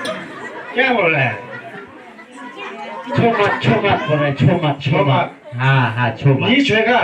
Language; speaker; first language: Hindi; non-native, local second language; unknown